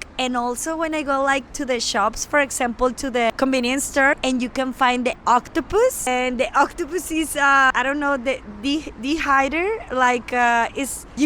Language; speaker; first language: English; non-native, learner; Spanish